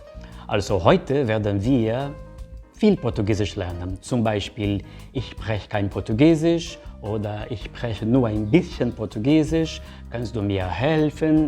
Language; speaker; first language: German; non-native, fluent; Portuguese